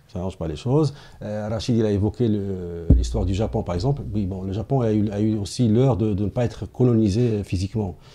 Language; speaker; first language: French; non-native, local second language; Arabic